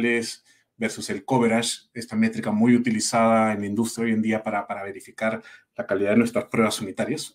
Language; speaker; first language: Spanish; native; Spanish